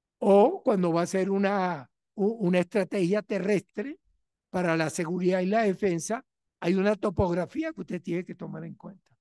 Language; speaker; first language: Spanish; native; Spanish